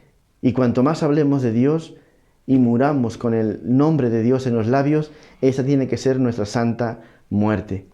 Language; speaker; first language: Spanish; native; Spanish